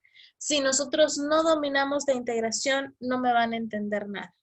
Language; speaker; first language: Spanish; native; Spanish